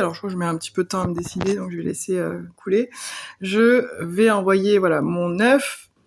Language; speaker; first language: French; native; French